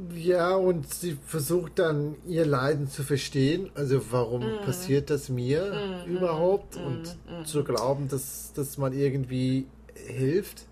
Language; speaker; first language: German; non-native, fluent; English